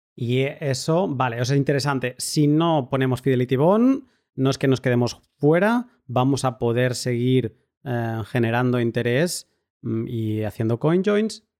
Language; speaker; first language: Spanish; native; Spanish